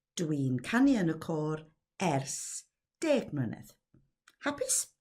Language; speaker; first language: Welsh; native; Welsh